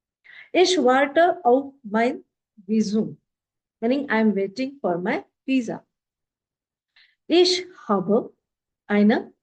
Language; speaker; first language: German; non-native, fluent; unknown